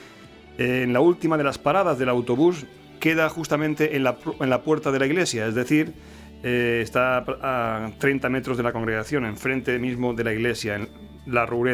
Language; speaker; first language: Spanish; native; Spanish